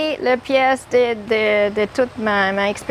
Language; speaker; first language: French; non-native, learner; German